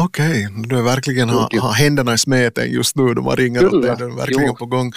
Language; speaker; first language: Swedish; native; Swedish